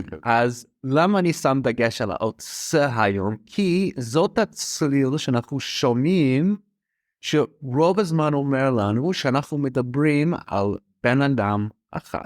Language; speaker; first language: Hebrew; non-native, fluent; English